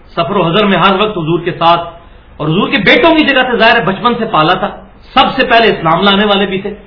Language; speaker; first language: Urdu; non-native, local second language; Punjabi